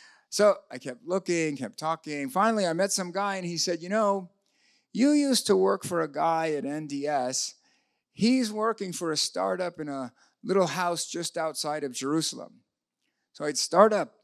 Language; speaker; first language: English; native; English